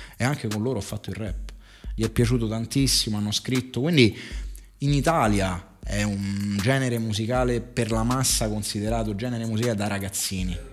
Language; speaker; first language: Italian; native; Italian